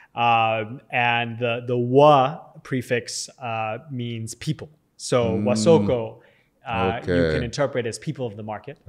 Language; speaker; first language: English; native; English